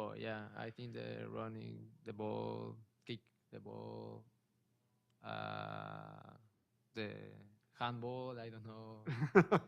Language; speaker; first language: English; non-native, learner; Spanish